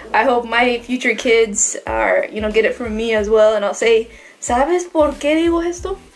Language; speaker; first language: English; early bilingual, other home language; Spanish